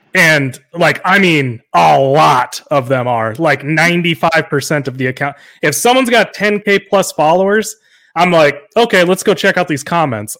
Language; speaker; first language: English; native; English